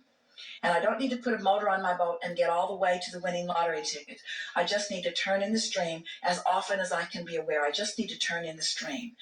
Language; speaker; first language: English; native; English